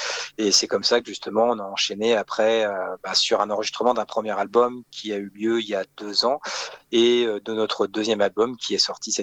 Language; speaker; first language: French; native; French